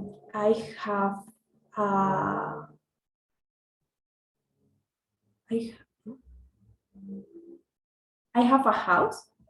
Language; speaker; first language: English; non-native, learner; Spanish